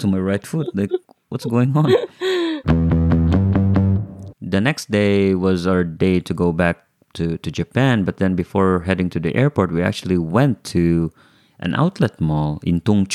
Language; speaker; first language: English; non-native, local second language; Cebuano